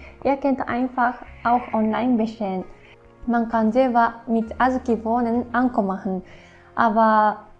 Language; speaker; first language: German; non-native, fluent; Japanese